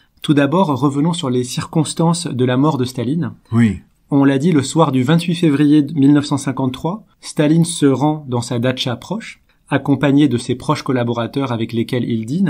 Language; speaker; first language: French; native; French